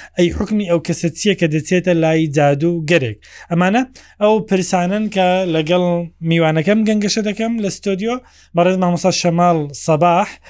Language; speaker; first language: Central Kurdish; native; Central Kurdish